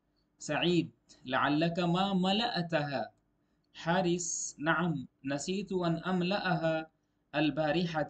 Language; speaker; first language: Arabic; non-native, fluent; Urdu